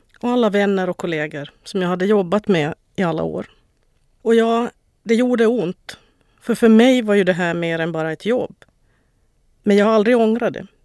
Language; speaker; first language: Swedish; native; Swedish